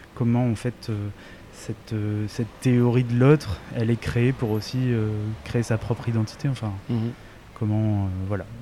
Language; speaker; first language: French; native; French